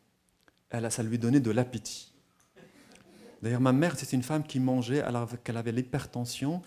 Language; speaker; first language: French; non-native, local second language; Arabic